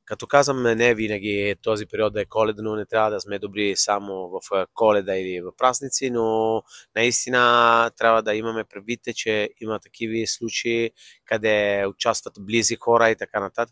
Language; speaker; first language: Bulgarian; non-native, fluent; Italian